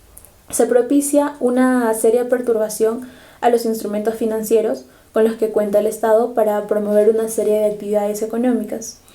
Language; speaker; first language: Spanish; native; Spanish